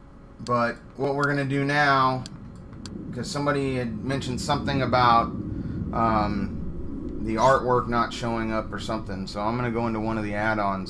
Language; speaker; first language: English; native; English